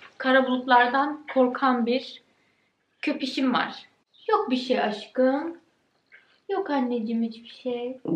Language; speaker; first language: Turkish; early bilingual, heritage; Turkish